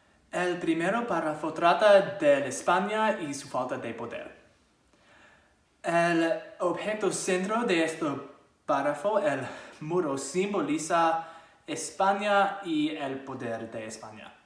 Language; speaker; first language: Spanish; non-native, learner; English